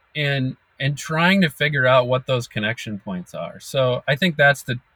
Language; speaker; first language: English; native; English